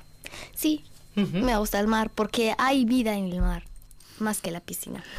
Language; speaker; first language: Spanish; non-native, learner; Ukrainian